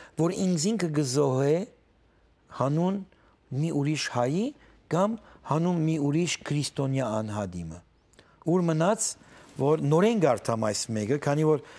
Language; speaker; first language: Armenian; early bilingual, heritage; Armenian